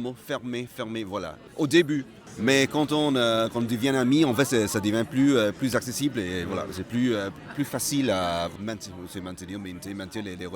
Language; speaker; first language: French; non-native, fluent; Malay